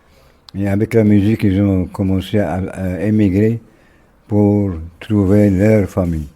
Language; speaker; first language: French; non-native, local second language; Arabic